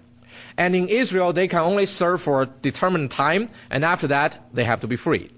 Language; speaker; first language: English; non-native, fluent; Chinese